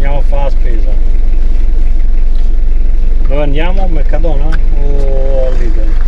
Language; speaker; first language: Italian; native; Italian